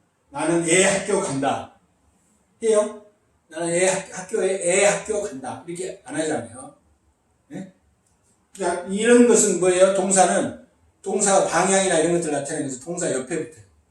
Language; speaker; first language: Korean; native; Korean